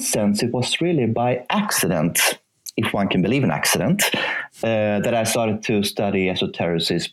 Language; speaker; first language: English; non-native, fluent; Swedish